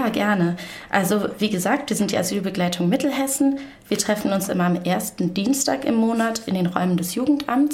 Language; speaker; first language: German; native; German